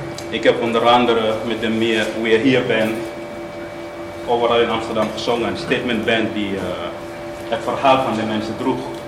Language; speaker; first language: Dutch; non-native, fluent; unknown